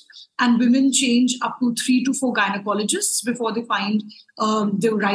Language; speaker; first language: English; non-native, local second language; Hindi